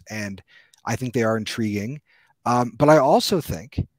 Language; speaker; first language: English; native; English